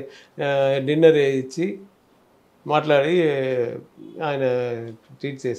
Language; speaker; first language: Telugu; non-native, learner; Tamil